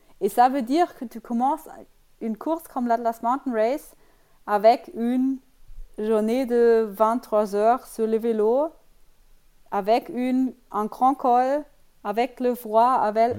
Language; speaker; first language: French; non-native, learner; German